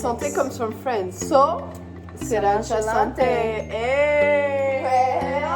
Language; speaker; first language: English; non-native, learner; French